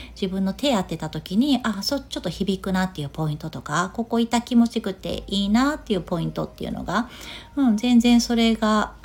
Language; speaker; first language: Japanese; native; Japanese